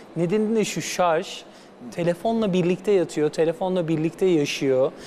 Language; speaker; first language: Turkish; native; Turkish